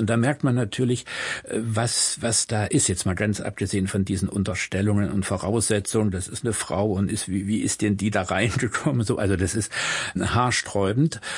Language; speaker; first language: German; native; German